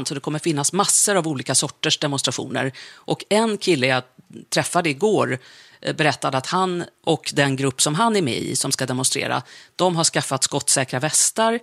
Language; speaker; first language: Swedish; native; Swedish